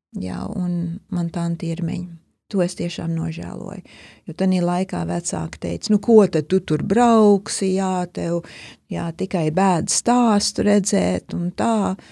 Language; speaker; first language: Latvian; early bilingual, heritage; Latvian